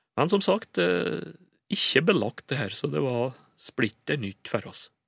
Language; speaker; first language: Norwegian; native; Norwegian